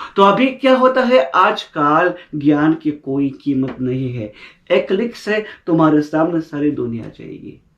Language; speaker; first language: Hindi; non-native, fluent; Russian